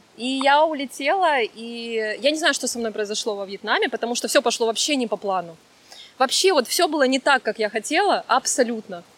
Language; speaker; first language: Russian; native; Russian